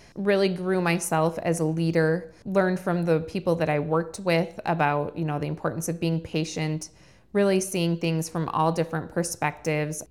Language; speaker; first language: English; native; English